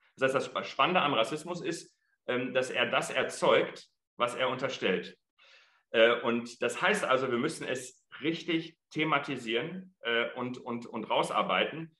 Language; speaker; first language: German; early bilingual, other home language; Arabic